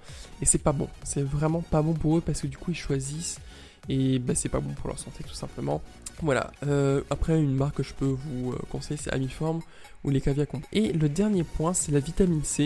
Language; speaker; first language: French; native; French